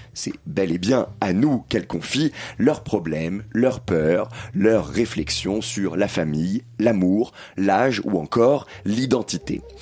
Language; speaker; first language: French; native; French